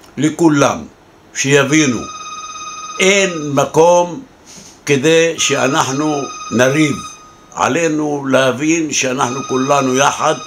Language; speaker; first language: Hebrew; non-native, local second language; Arabic